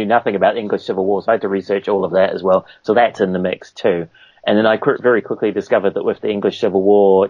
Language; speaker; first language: English; native; English